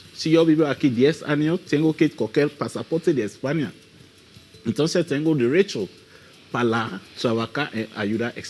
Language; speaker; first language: Spanish; non-native, learner; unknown